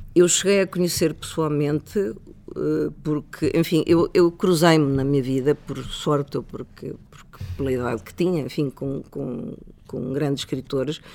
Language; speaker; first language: Portuguese; non-native, fluent; Spanish